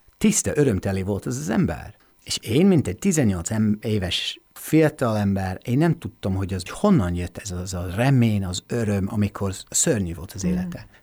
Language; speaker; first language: Hungarian; non-native, fluent; English